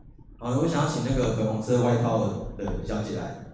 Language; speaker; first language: Chinese; native; Chinese